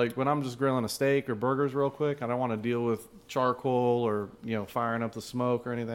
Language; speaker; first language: English; native; English